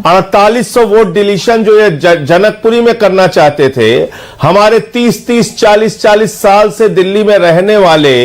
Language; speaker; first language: Hindi; native; Hindi